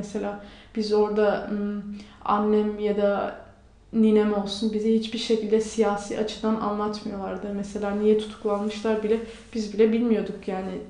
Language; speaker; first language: Turkish; non-native, local second language; Kurdish